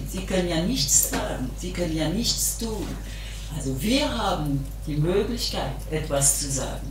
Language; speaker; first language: German; non-native, local second language; French